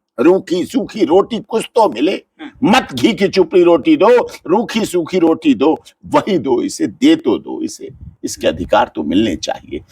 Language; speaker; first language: Hindi; native; Hindi